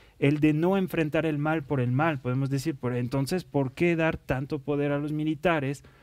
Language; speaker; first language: Spanish; non-native, fluent; French